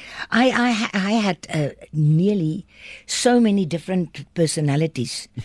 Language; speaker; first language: English; non-native, local second language; Afrikaans